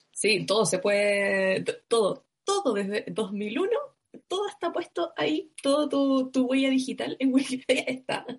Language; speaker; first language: Spanish; native; Spanish